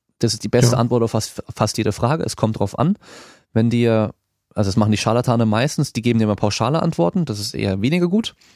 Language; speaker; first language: German; native; German